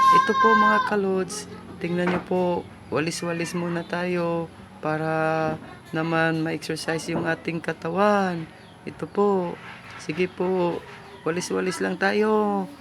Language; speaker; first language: Filipino; native; Filipino